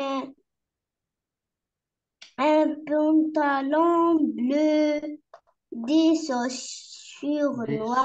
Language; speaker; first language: French; non-native, learner; Arabic